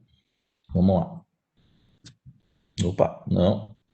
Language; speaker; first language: Portuguese; native; Portuguese